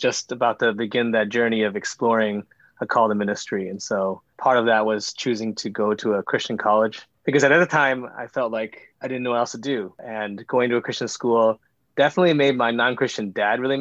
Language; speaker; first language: English; native; English